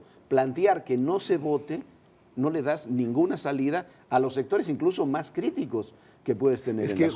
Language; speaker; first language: Spanish; native; Spanish